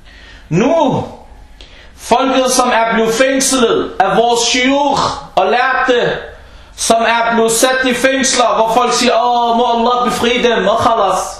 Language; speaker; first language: Danish; non-native, local second language; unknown